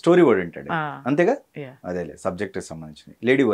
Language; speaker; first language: Telugu; native; Telugu